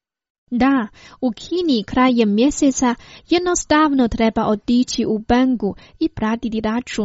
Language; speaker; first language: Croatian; non-native, fluent; Chinese